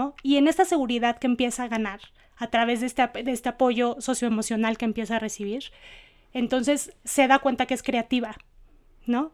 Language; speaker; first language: Spanish; native; Spanish